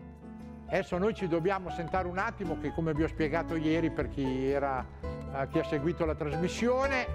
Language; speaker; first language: Italian; native; Italian